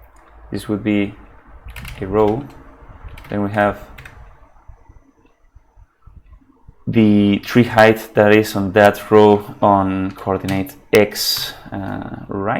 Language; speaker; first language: English; non-native, fluent; Spanish